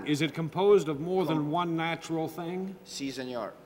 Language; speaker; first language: English; non-native, fluent; Spanish